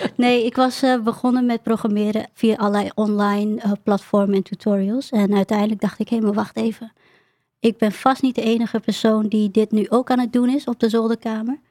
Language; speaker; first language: Dutch; early bilingual, other home language; Vietnamese